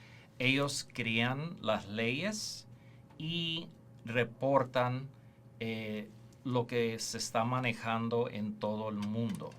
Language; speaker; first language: Spanish; early bilingual, heritage; Spanish